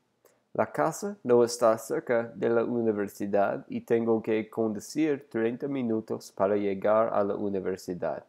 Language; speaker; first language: Spanish; non-native, learner; English